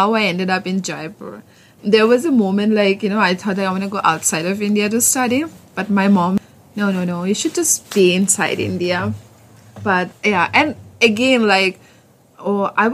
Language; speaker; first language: English; non-native, local second language; Assamese